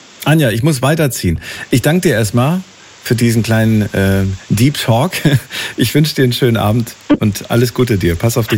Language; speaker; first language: German; native; German